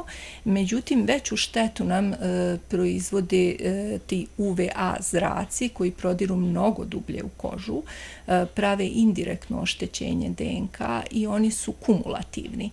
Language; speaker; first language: Croatian; native; Croatian